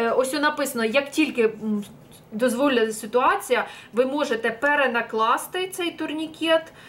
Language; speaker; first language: Ukrainian; non-native, local second language; Russian